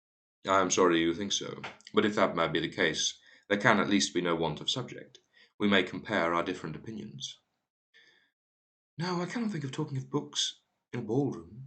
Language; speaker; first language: English; native; English